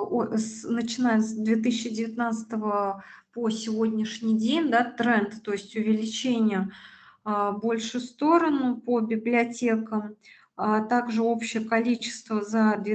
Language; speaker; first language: Russian; native; Russian